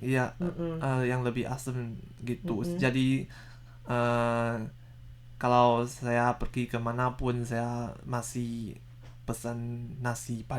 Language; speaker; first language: Indonesian; non-native, learner; Chinese